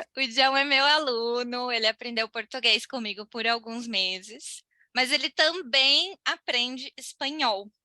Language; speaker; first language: Portuguese; native; Portuguese